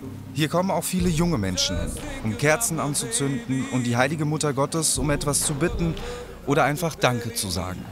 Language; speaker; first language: German; native; German